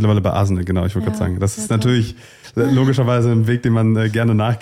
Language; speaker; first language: German; native; German